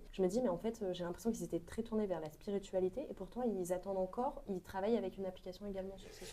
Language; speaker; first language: French; native; French